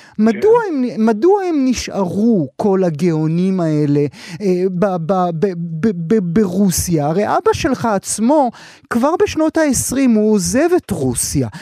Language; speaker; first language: Hebrew; native; Hebrew